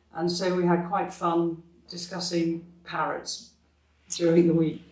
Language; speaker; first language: English; native; English